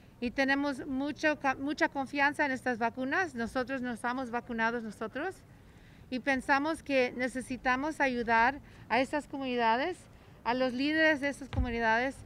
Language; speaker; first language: Spanish; early bilingual, heritage; Spanish